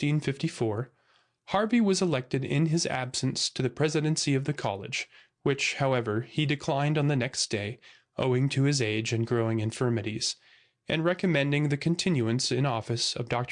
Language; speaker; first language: English; native; English